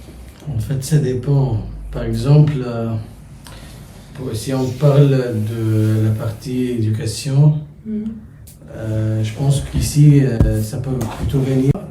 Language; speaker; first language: French; non-native, local second language; Arabic